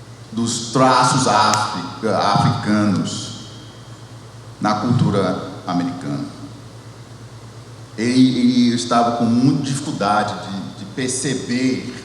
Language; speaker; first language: Portuguese; non-native, fluent; English